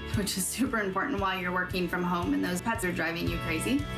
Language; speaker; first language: English; native; English